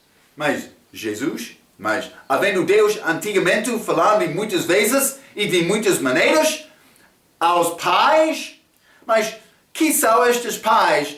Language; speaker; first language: Portuguese; non-native, fluent; English